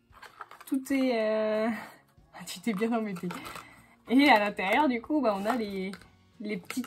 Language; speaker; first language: French; native; French